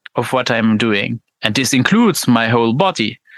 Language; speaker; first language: English; non-native, fluent; Luxembourgish